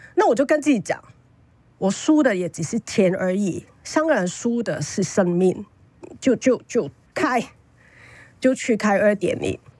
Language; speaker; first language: Chinese; non-native, fluent; Cantonese